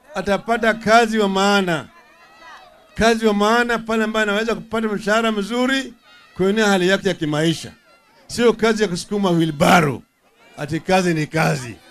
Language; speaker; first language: Swahili; non-native, local second language; Luo (Kenya and Tanzania)